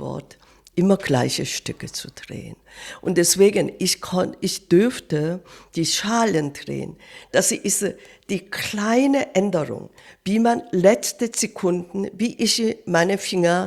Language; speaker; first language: German; non-native, fluent; Korean